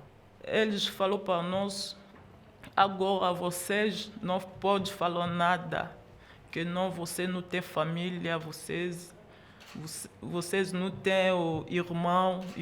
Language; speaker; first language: Portuguese; non-native, learner; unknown